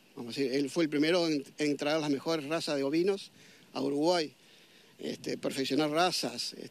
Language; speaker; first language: Spanish; native; Spanish